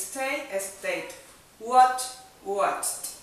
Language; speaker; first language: English; non-native, fluent; Spanish